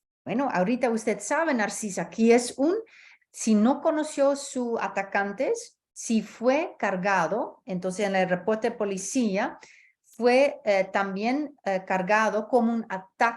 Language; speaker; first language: Spanish; early bilingual, heritage; Spanish